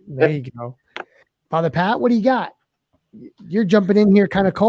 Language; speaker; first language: English; native; English